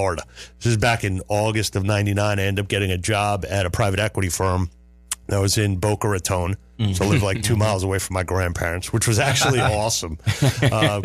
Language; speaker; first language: English; native; English